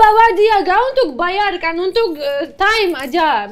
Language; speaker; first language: Indonesian; non-native, learner; Russian